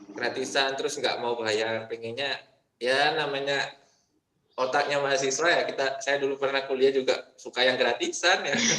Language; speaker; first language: Indonesian; non-native, local second language; Balinese